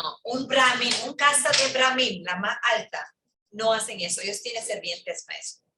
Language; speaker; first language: Spanish; early bilingual, heritage; English